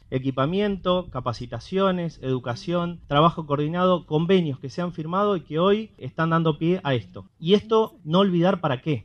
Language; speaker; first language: Spanish; native; Spanish